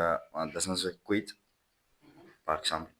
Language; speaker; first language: French; non-native, learner; Spanish